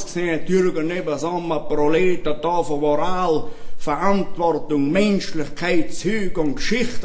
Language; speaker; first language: German; native; German